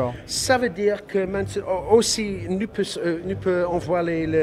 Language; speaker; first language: French; non-native, learner; English